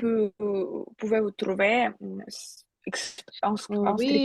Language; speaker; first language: French; non-native, fluent; Russian